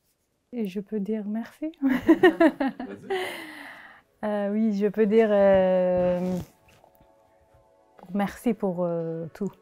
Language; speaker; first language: French; non-native, learner; Turkish